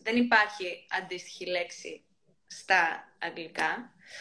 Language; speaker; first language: Greek; early bilingual, heritage; Greek